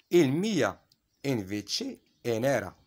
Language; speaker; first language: Italian; non-native, fluent; Arabic